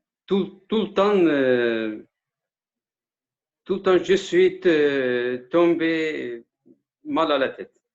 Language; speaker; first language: French; non-native, learner; Kurdish